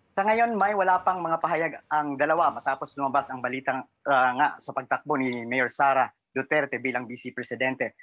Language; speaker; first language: Filipino; non-native, local second language; Cebuano